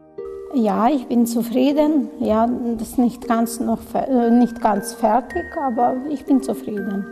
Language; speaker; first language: German; non-native, learner; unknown